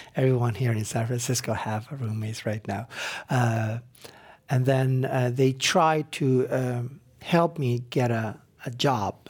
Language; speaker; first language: English; non-native, fluent; Arabic